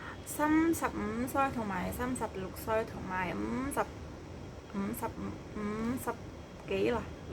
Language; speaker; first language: Cantonese; non-native, learner; Indonesian